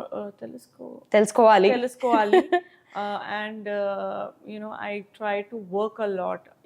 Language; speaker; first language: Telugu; non-native, local second language; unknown